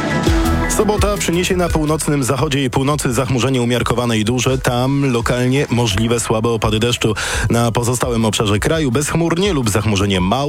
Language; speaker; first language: Polish; native; Polish